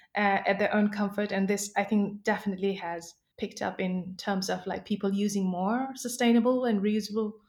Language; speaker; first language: English; non-native, local second language; Nepali